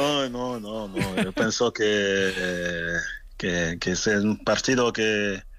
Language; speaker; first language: Spanish; non-native, fluent; French